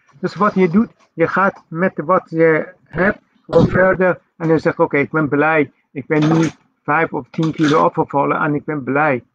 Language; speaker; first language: Dutch; non-native, fluent; Persian